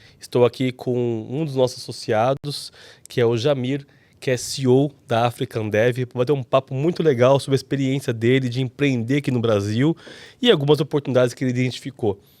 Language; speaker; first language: Portuguese; native; Portuguese